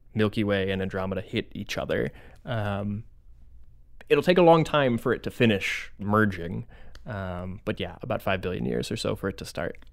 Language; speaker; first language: English; native; English